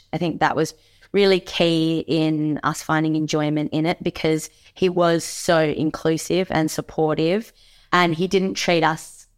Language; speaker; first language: English; native; English